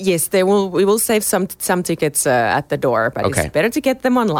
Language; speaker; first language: English; non-native, fluent; Finnish